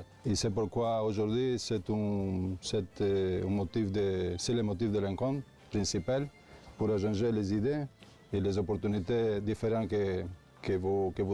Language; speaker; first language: French; non-native, learner; Hebrew